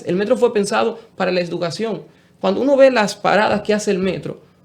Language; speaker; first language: Spanish; native; Spanish